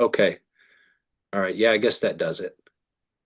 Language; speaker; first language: English; native; English